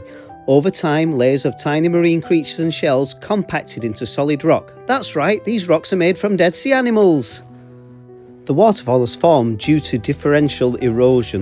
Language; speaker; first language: English; native; English